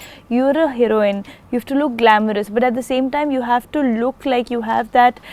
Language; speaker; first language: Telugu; non-native, local second language; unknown